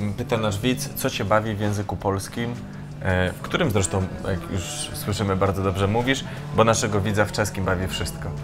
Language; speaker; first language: Polish; native; Polish